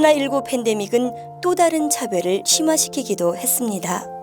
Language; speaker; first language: Korean; native; Korean